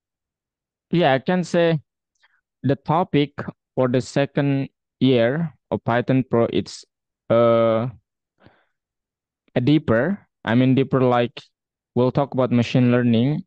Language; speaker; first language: English; non-native, fluent; Indonesian